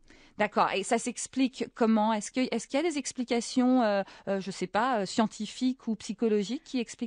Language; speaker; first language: French; native; French